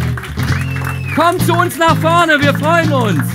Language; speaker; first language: German; native; German